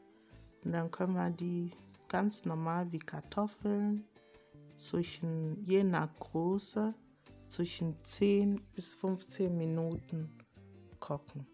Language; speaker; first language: German; non-native, fluent; Akan